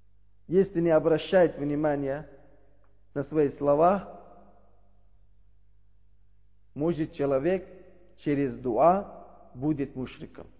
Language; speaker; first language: Russian; non-native, learner; Uzbek